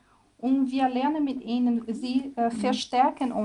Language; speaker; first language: German; non-native, learner; Portuguese